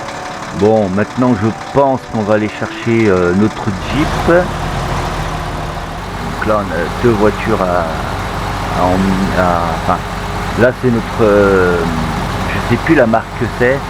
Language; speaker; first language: French; native; French